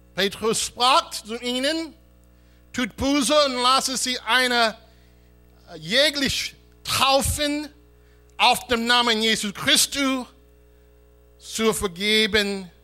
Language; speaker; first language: German; non-native, learner; English